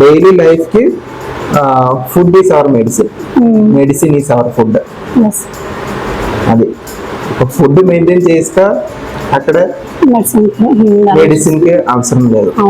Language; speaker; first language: Telugu; non-native, learner; Malayalam